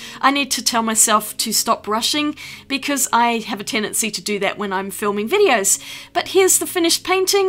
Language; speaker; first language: English; native; English